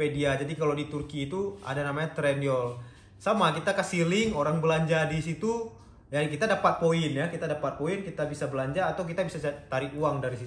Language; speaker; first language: Indonesian; native; Indonesian